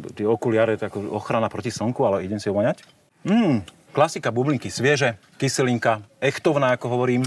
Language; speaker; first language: Slovak; native; Slovak